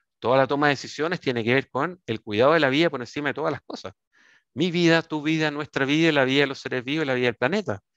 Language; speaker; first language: Spanish; native; Spanish